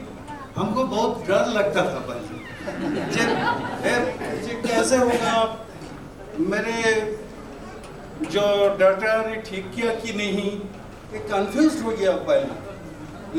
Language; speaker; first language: Hindi; non-native, local second language; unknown